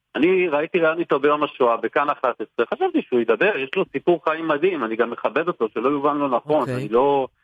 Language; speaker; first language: Hebrew; early bilingual, other home language; Turkish